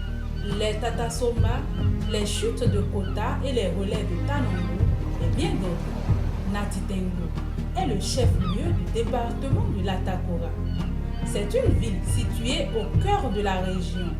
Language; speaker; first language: French; native; French